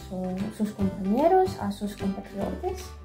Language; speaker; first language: Spanish; non-native, fluent; Russian